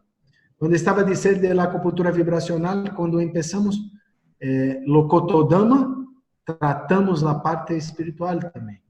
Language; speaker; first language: Spanish; non-native, learner; Portuguese